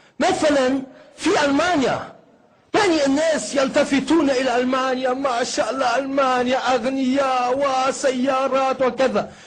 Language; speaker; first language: Egyptian Arabic; non-native, fluent; German